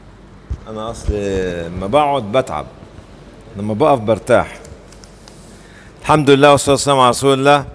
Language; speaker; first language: Arabic; native; Arabic